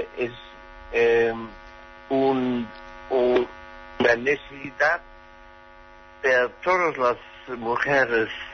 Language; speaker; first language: Spanish; non-native, learner; German